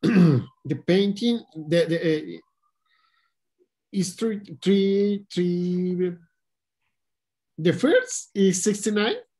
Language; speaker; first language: English; non-native, learner; Spanish